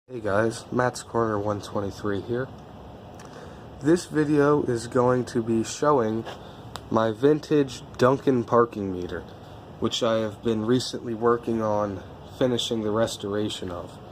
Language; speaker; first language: English; native; English